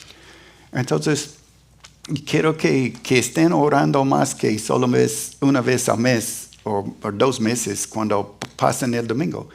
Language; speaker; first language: Spanish; non-native, fluent; English